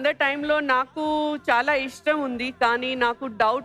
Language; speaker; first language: Telugu; non-native, learner; Kannada